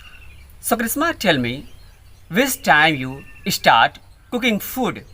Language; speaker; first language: English; non-native, learner; Hindi